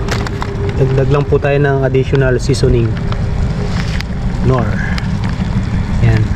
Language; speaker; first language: Filipino; native; Filipino